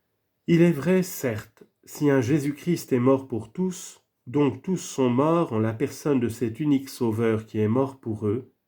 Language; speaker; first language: French; native; French